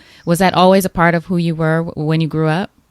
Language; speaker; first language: English; native; English